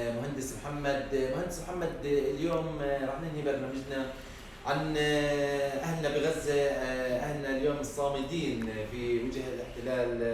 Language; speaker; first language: Arabic; native; Arabic